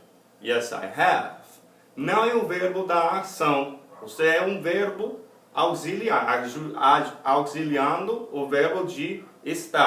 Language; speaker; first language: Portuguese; non-native, fluent; English